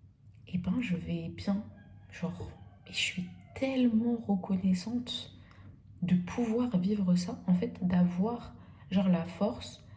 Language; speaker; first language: French; native; French